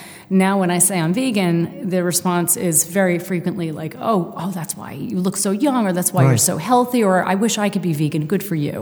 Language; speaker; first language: English; native; English